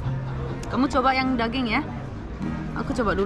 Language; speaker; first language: Indonesian; early bilingual, heritage; Indonesian